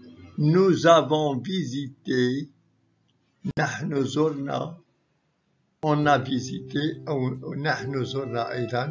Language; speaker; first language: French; non-native, local second language; Arabic